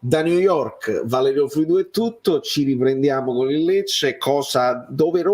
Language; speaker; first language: Italian; native; Italian